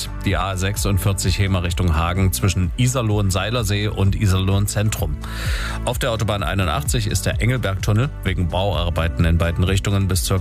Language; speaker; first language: German; native; German